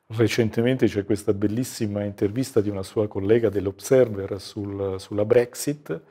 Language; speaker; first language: Italian; native; Italian